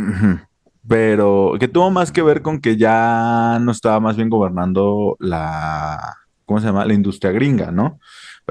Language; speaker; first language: Spanish; native; Spanish